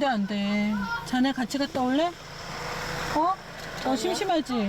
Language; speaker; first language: Korean; native; Korean